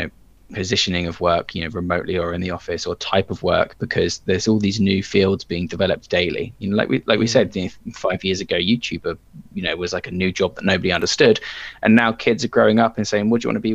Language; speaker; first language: English; native; English